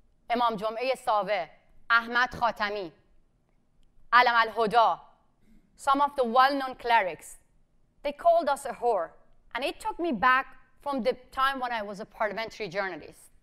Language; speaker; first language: English; non-native, fluent; Persian